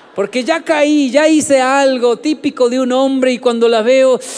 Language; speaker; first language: Spanish; native; Spanish